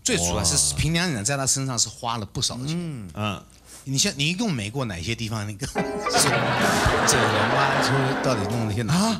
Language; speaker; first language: Chinese; native; Chinese